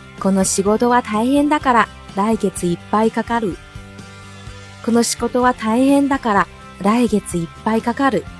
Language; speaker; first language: Japanese; non-native, fluent; Chinese